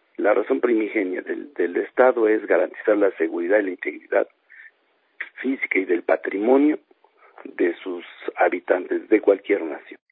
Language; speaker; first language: Spanish; native; Spanish